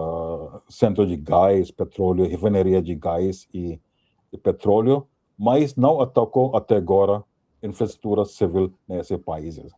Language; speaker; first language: Portuguese; non-native, fluent; Hindi